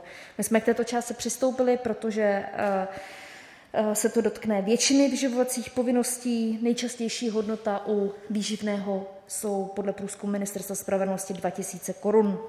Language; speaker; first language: Czech; native; Czech